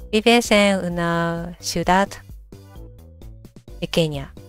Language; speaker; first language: Spanish; non-native, learner; Japanese